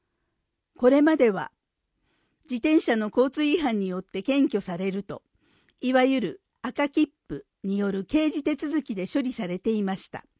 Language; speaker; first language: Japanese; native; Japanese